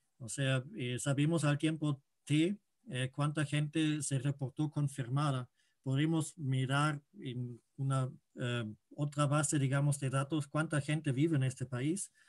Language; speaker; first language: Spanish; non-native, fluent; German